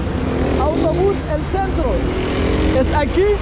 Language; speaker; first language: Spanish; non-native, learner; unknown